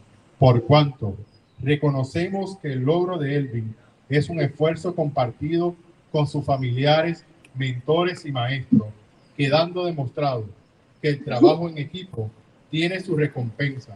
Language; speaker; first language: Spanish; native; Spanish